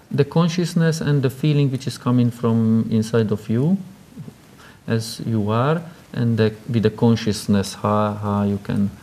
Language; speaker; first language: English; non-native, fluent; Hungarian